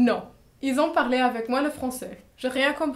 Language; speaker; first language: French; non-native, fluent; German